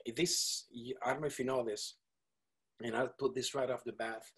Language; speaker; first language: English; non-native, fluent; Spanish